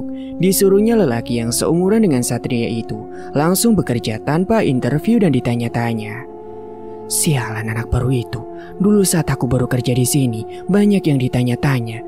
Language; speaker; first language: Indonesian; native; Indonesian